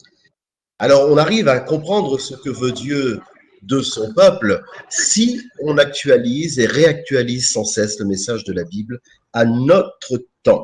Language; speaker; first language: French; native; French